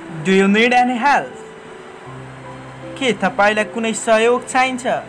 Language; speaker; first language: English; non-native, learner; Nepali